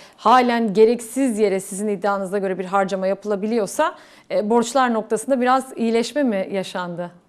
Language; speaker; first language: Turkish; native; Turkish